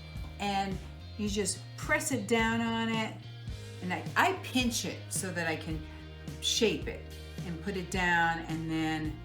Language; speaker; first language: English; native; English